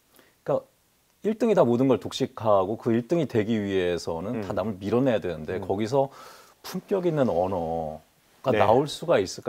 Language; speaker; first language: Korean; native; Korean